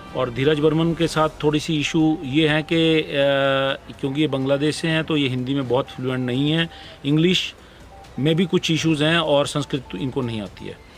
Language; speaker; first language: Hindi; native; Hindi